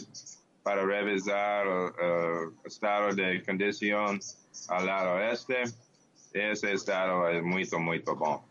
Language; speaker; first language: Portuguese; non-native, learner; English